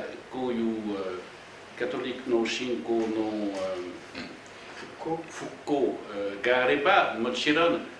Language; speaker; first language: Japanese; non-native, fluent; French